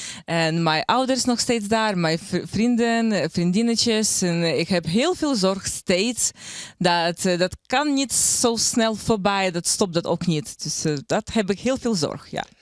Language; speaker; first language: Dutch; non-native, learner; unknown